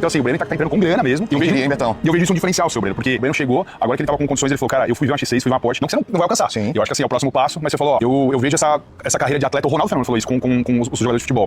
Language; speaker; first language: Portuguese; native; Portuguese